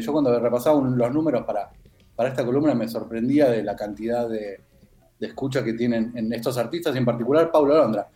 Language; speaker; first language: Spanish; native; Spanish